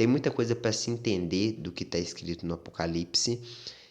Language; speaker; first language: Portuguese; native; Portuguese